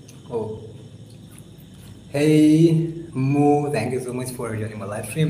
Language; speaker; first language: English; non-native, local second language; Hindi